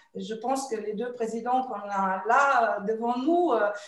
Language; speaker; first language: French; non-native, fluent; German